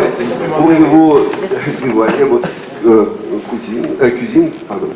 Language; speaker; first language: French; non-native, learner; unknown